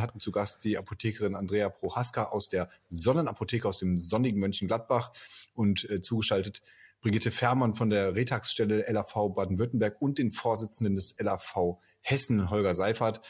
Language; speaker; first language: German; native; German